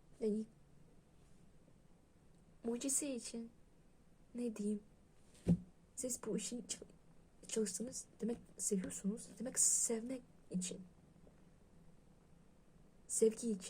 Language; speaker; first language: Turkish; non-native, learner; Russian